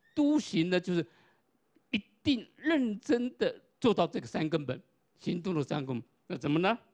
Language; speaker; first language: Chinese; non-native, local second language; Hakka Chinese